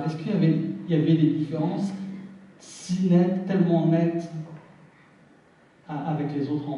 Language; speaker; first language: French; early bilingual, other home language; Arabic